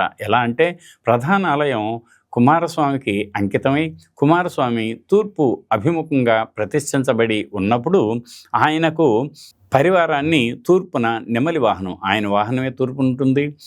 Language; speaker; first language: Telugu; native; Telugu